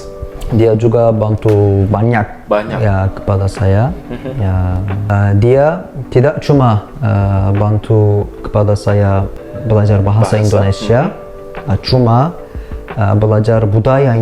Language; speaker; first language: Indonesian; non-native, learner; Turkish